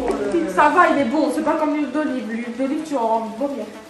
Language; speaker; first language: French; native; French